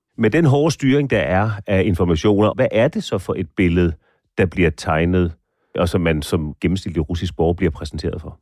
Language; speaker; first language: Danish; native; Danish